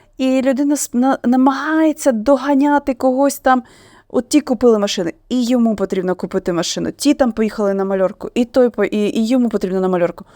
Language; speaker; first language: Ukrainian; non-native, local second language; Russian